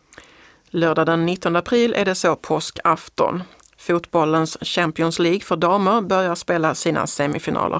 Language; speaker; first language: Swedish; native; Swedish